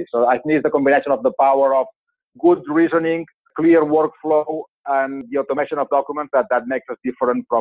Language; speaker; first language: English; non-native, fluent; Spanish